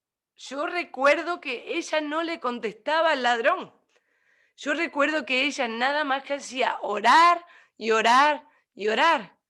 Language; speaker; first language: Spanish; native; Spanish